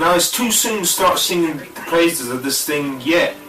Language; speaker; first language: English; native; English